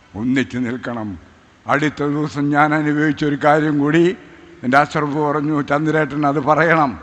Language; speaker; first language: Malayalam; native; Malayalam